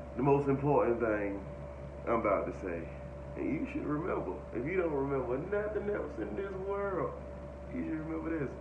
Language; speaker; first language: English; native; English